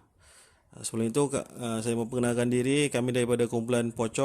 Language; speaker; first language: Malay; native; Malay